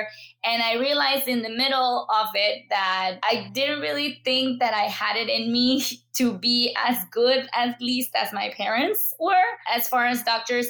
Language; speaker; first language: English; non-native, fluent; Spanish